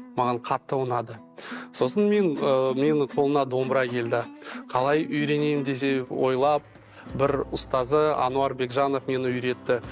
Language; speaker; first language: Kazakh; non-native, local second language; Russian